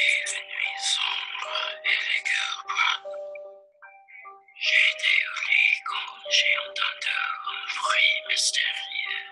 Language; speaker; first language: French; non-native, learner; English